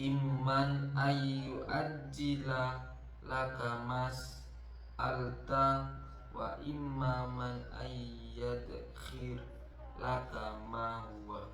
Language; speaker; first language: Arabic; non-native, learner; Indonesian